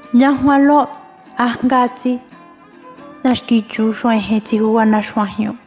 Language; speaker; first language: Spanish; non-native, local second language; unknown